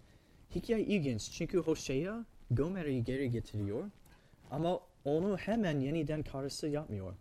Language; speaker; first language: Turkish; non-native, fluent; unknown